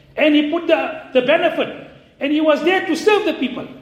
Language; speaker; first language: English; native; English